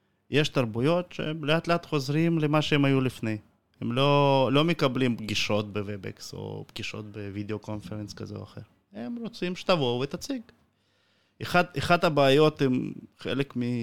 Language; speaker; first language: Hebrew; non-native, fluent; Russian